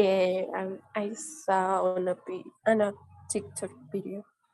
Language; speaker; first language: English; non-native, learner; Spanish